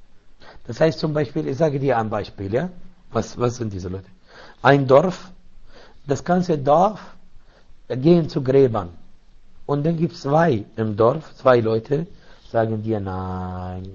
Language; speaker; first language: German; non-native, fluent; Arabic